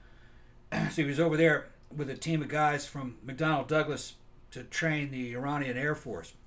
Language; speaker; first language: English; native; English